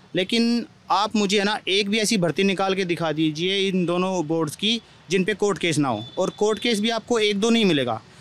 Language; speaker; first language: Hindi; native; Hindi